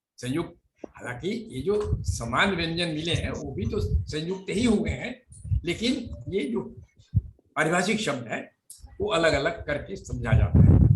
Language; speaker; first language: Hindi; native; Hindi